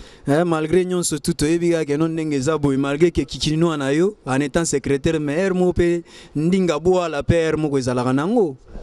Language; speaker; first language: French; non-native, local second language; Lingala